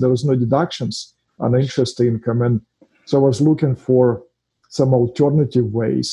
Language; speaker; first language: English; non-native, fluent; Russian